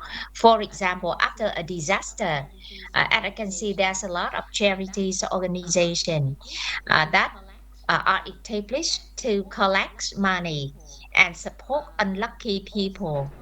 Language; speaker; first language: English; non-native, fluent; Vietnamese